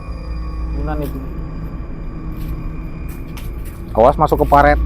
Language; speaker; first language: Indonesian; non-native, local second language; Javanese